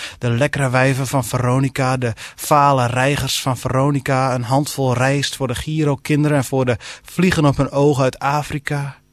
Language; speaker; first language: Dutch; non-native, local second language; Western Frisian